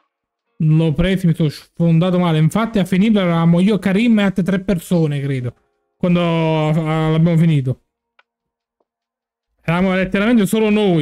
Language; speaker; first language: Italian; native; Italian